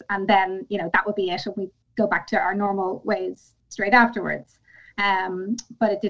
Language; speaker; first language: English; native; English